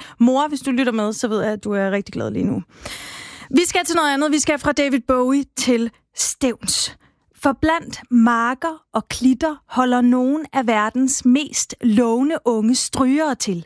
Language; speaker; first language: Danish; native; Danish